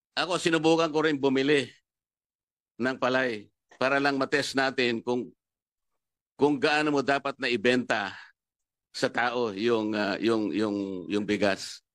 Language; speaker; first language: Filipino; non-native, local second language; Pampanga